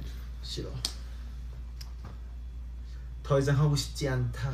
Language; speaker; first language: Korean; early bilingual, heritage; Korean